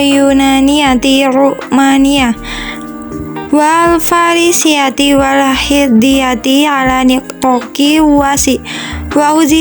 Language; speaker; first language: Arabic; non-native, learner; Indonesian